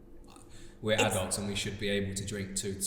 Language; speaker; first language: English; native; English